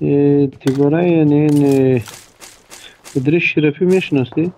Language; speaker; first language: Persian; non-native, learner; Urdu